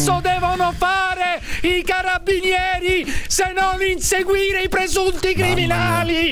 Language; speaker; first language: Italian; native; Italian